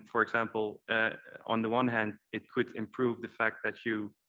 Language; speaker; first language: English; non-native, fluent; Dutch